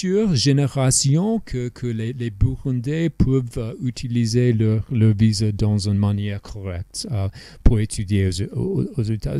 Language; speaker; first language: French; non-native, fluent; English